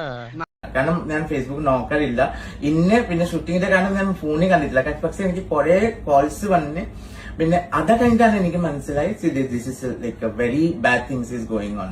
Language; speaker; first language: Malayalam; non-native, learner; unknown